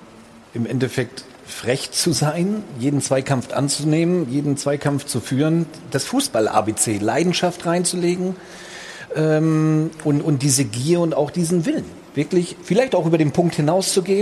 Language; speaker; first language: German; native; German